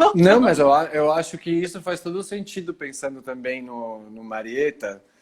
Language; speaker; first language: Portuguese; early bilingual, other home language; Italian